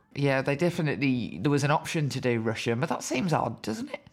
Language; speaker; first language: English; native; English